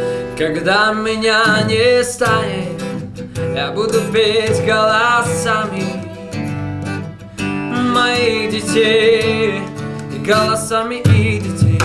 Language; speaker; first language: Russian; non-native, local second language; Tajik